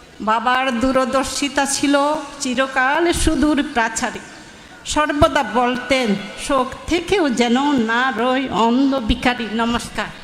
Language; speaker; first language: Bangla; non-native, local second language; Manipuri